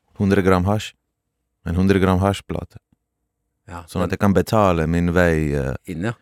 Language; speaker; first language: Norwegian; early bilingual, other home language; Bosnian